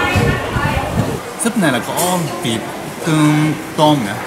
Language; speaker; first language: Vietnamese; non-native, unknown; Japanese